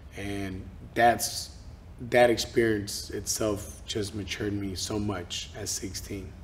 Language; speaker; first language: English; early bilingual, other home language; Spanish